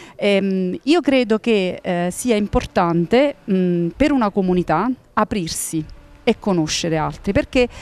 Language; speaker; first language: Italian; native; Italian